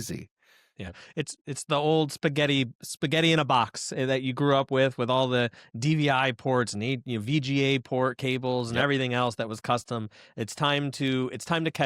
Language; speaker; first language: English; native; English